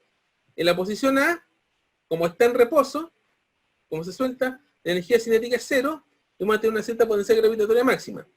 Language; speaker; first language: Spanish; native; Spanish